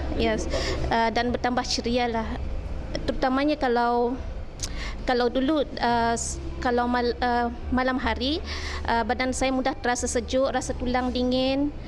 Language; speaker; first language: Malay; native; Malay